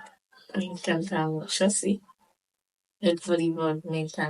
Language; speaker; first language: Spanish; non-native, local second language; Haitian Creole